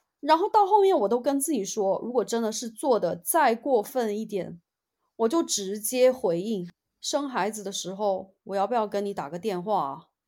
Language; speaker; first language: Chinese; native; Chinese